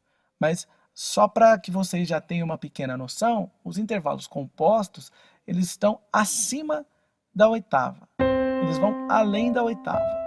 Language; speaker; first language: Portuguese; native; Portuguese